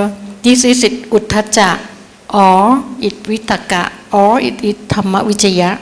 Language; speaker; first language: English; non-native, learner; Thai